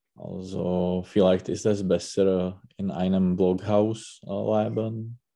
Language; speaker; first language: German; non-native, learner; Czech